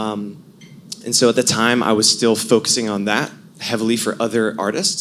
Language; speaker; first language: English; native; English